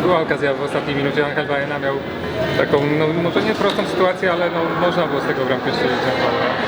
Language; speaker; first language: Polish; native; Polish